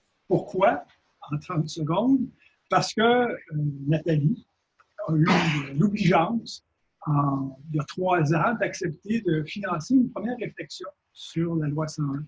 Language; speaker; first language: French; native; French